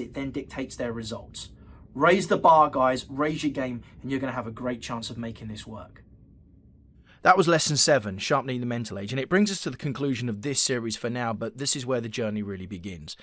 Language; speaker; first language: English; native; English